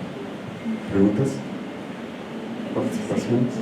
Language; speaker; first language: Spanish; non-native, learner; Japanese